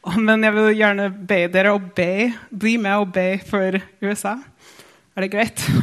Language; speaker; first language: Norwegian; non-native, fluent; English